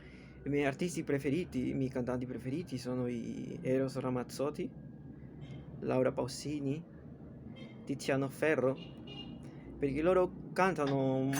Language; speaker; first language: Italian; non-native, learner; Spanish